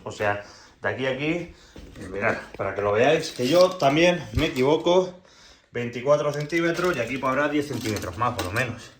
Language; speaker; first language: Spanish; native; Spanish